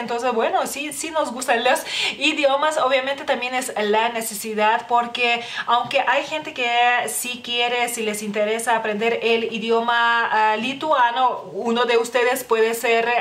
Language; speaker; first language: Spanish; non-native, fluent; Lithuanian